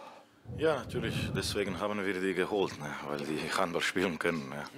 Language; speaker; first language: German; non-native, fluent; Croatian